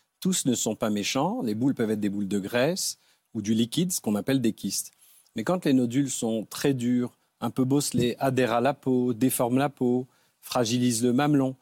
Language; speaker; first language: French; native; French